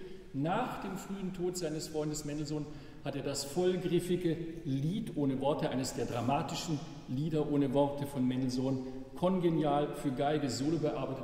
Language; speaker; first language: German; native; German